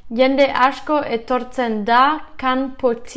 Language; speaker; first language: Basque; non-native, learner; English